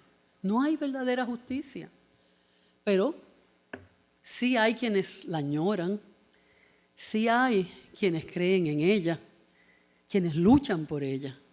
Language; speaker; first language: Spanish; native; Spanish